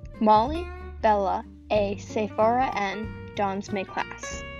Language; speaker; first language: French; non-native, learner; English